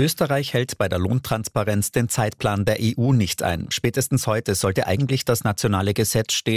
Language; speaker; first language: German; native; German